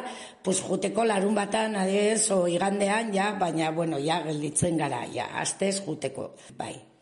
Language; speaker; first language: Basque; non-native, local second language; Spanish